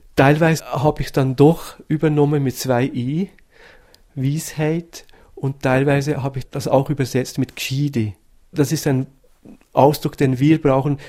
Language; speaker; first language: German; native; German